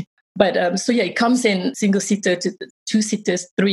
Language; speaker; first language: English; non-native, local second language; Malay